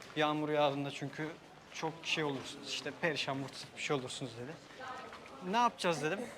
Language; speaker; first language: Turkish; native; Turkish